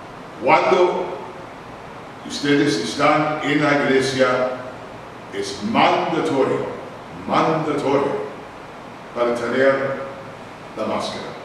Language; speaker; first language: Spanish; non-native, learner; English